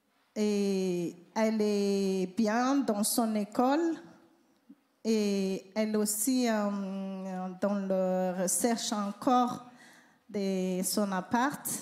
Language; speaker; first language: French; non-native, learner; Malagasy